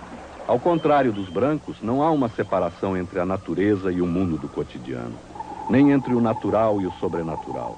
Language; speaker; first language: Portuguese; native; Portuguese